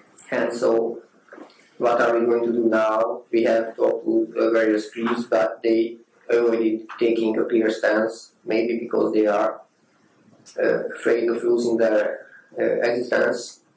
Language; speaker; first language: English; non-native, fluent; Hungarian